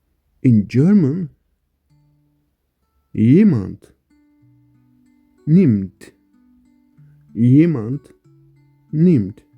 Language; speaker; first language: German; non-native, learner; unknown